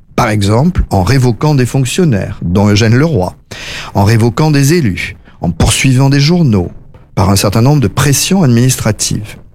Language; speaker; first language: French; native; French